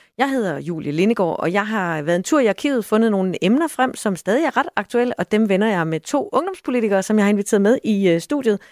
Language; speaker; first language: Danish; native; Danish